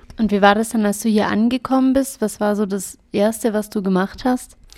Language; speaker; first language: German; native; German